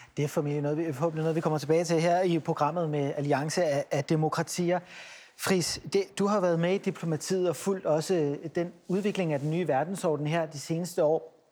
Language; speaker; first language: Danish; native; Danish